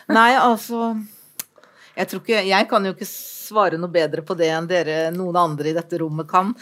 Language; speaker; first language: Norwegian; native; Norwegian